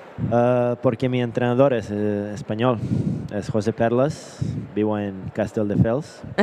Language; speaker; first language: Spanish; non-native, learner; Serbian